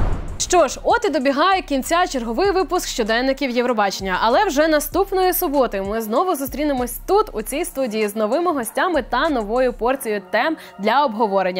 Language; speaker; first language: Ukrainian; native; Ukrainian